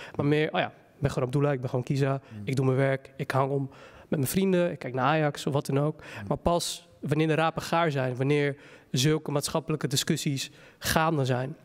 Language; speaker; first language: Dutch; early bilingual, other home language; Somali